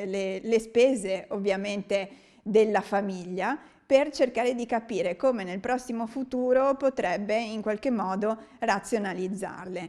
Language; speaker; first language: Italian; native; Italian